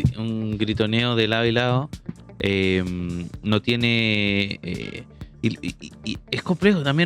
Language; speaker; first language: Spanish; native; Spanish